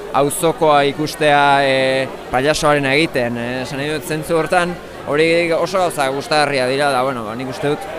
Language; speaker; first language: Basque; native; Basque